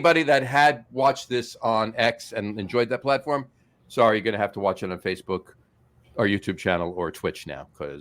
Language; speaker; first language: English; native; English